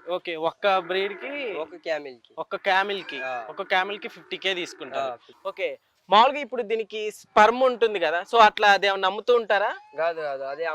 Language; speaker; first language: Telugu; non-native, local second language; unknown